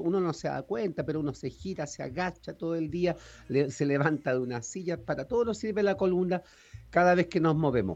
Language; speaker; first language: Spanish; native; Spanish